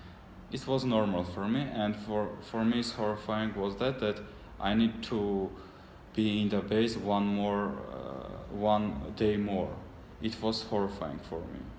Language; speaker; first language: English; non-native, learner; Armenian